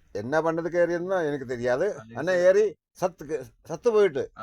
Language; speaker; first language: Tamil; non-native, local second language; Malayalam